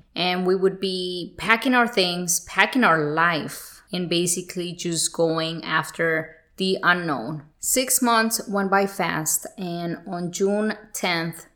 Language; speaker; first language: English; early bilingual, other home language; Spanish